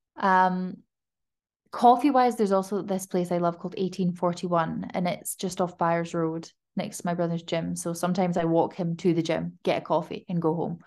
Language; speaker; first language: English; native; English